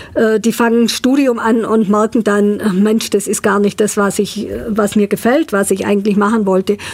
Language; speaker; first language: German; native; German